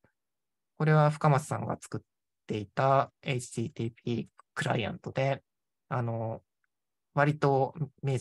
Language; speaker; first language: Japanese; native; Japanese